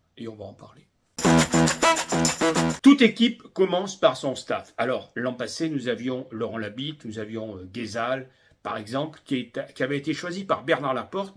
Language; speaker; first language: French; native; French